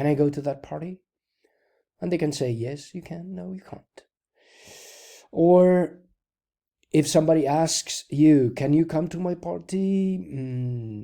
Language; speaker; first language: English; non-native, fluent; Spanish